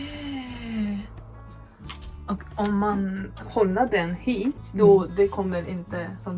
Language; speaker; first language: Swedish; non-native, learner; Japanese